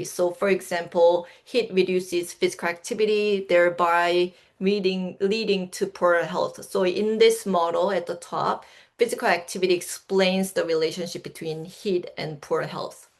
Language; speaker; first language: English; non-native, fluent; Korean